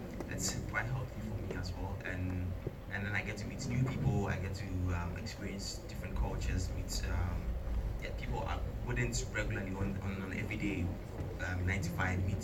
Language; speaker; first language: English; non-native, local second language; Ga